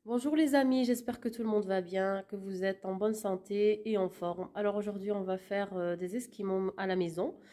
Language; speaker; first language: French; non-native, local second language; Arabic